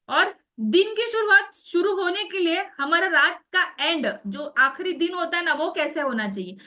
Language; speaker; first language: Hindi; non-native, local second language; Marathi